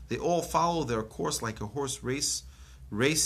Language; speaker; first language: English; native; English